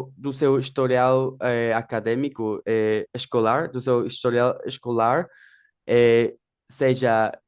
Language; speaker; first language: Portuguese; non-native, fluent; Spanish